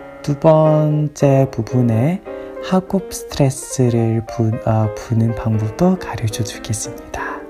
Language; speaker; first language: Korean; non-native, learner; English